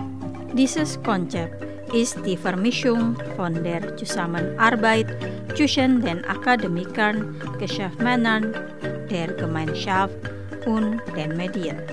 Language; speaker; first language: German; non-native, fluent; Indonesian